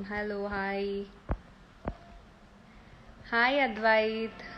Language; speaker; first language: Tamil; non-native, fluent; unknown